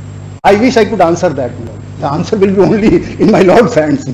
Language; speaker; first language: English; non-native, local second language; Hindi